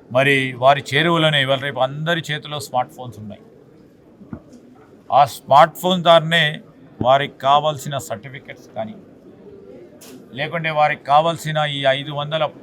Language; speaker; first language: Telugu; native; Telugu